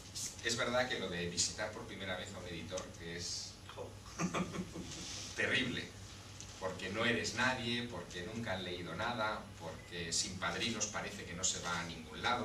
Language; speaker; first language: Spanish; native; Spanish